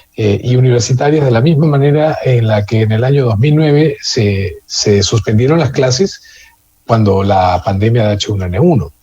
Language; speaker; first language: Spanish; native; Spanish